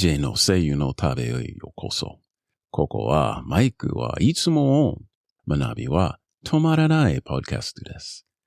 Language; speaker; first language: Japanese; non-native, learner; English